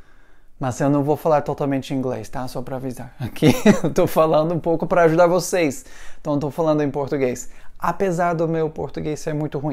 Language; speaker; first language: Portuguese; non-native, fluent; English